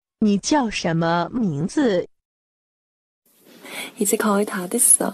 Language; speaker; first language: Chinese; non-native, learner; Urdu